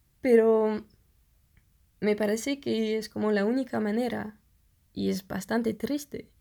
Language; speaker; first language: Spanish; non-native, fluent; French